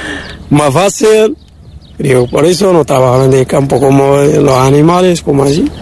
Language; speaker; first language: Spanish; non-native, learner; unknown